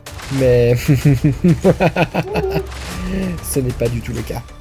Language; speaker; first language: French; native; French